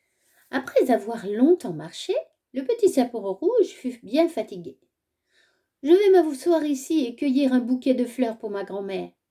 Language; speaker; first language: French; native; French